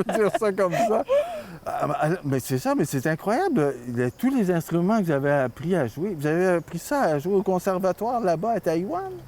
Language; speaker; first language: French; native; French